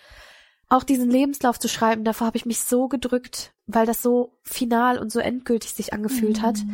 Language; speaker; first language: German; native; German